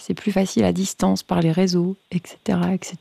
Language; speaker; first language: French; native; French